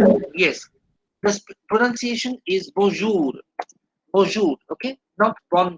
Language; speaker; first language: French; non-native, fluent; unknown